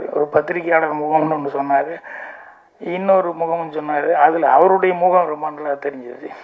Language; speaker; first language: Tamil; native; Tamil